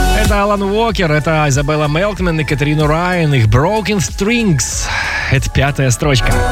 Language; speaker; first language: Russian; native; Russian